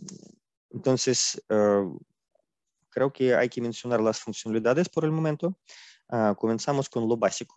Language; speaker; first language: Spanish; non-native, fluent; Russian